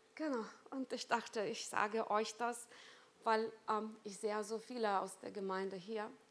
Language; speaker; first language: German; non-native, fluent; Lithuanian